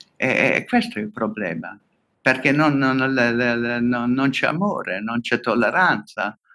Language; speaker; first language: Italian; non-native, fluent; Hungarian